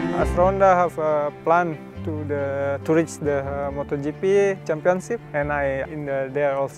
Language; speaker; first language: English; non-native, learner; Indonesian